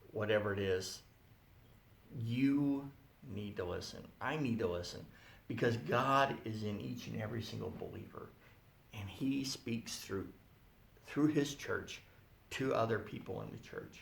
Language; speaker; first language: English; native; English